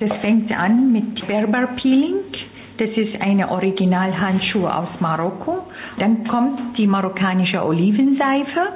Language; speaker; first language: German; non-native, fluent; Arabic